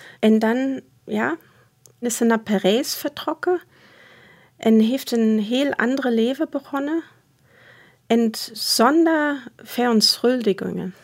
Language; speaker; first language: Dutch; non-native, fluent; German